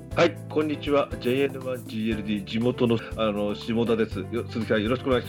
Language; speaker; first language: Japanese; native; Japanese